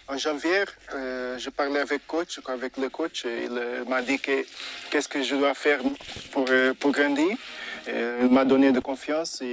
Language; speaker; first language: French; non-native, fluent; Portuguese